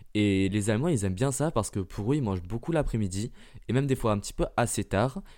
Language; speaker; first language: French; early bilingual, heritage; French